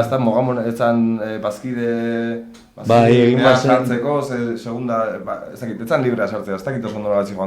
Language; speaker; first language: Basque; native; Basque